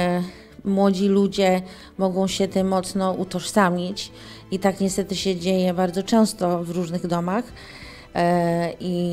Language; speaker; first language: Polish; early bilingual, heritage; English